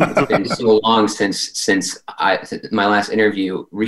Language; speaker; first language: English; native; English